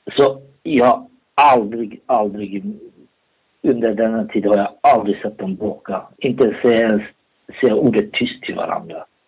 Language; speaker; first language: Swedish; early bilingual, other home language; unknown